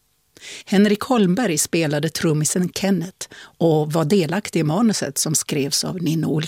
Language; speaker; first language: Swedish; native; Swedish